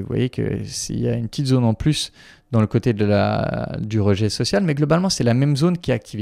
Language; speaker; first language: French; native; French